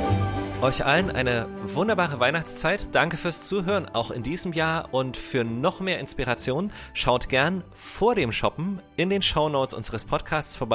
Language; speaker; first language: German; native; German